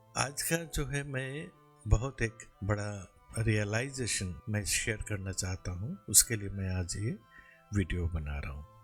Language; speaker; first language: Hindi; non-native, local second language; Bangla